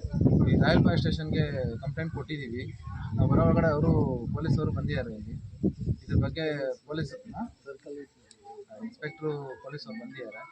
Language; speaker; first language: Kannada; native; Kannada